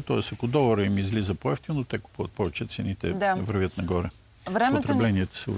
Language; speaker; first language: Bulgarian; native; Bulgarian